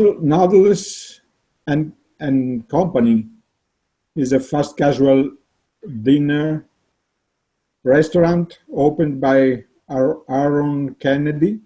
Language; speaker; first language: English; non-native, learner; Italian